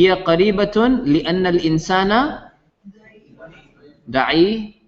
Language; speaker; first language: Arabic; non-native, fluent; English